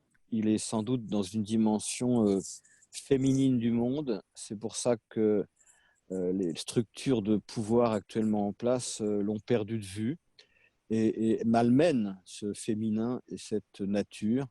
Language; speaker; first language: French; native; French